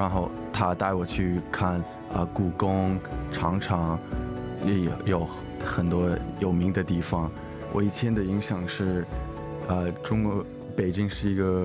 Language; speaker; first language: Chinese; early bilingual, heritage; English